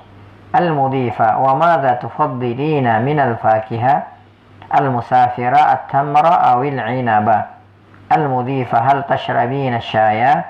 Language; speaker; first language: Arabic; non-native, fluent; Indonesian